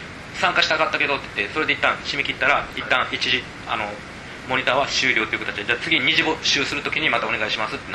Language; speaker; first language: Japanese; native; Japanese